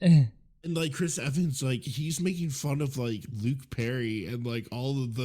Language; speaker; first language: English; native; English